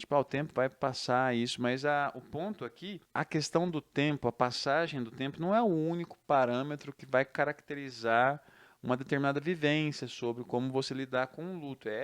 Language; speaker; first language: Portuguese; native; Portuguese